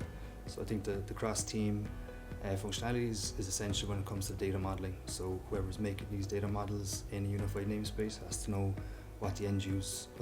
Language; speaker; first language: English; native; English